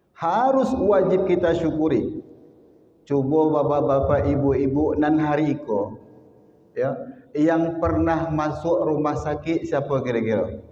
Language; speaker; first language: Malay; non-native, local second language; Minangkabau